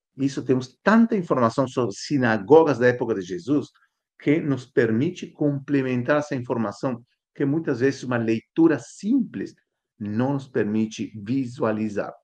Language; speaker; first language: Portuguese; non-native, fluent; Spanish